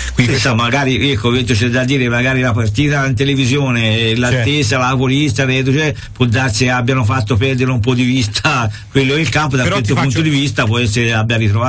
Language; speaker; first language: Italian; native; Italian